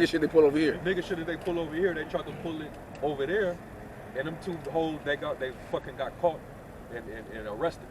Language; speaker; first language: English; native; English